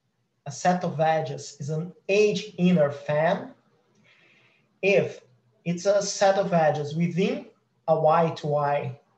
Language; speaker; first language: English; non-native, fluent; Portuguese